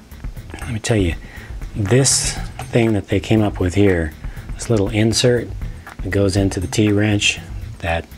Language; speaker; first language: English; native; English